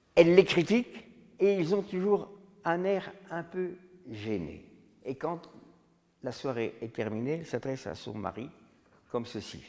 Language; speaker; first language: French; native; French